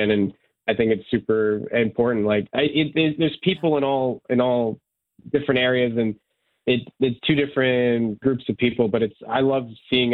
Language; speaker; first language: English; non-native, local second language; Serbian